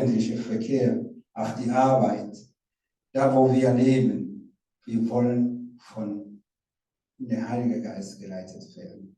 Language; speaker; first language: German; non-native, learner; Rundi